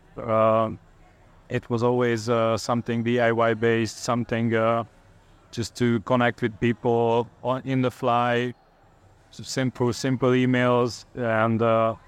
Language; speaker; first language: English; non-native, fluent; Hungarian